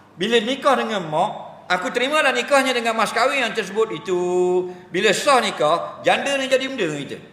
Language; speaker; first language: Malay; native; Malay